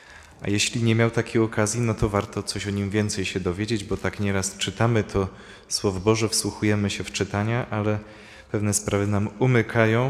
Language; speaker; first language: Polish; native; Polish